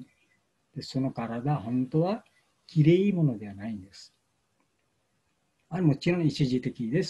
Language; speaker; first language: Japanese; non-native, fluent; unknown